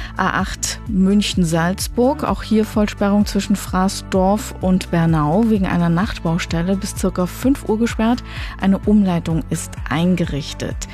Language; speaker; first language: German; native; German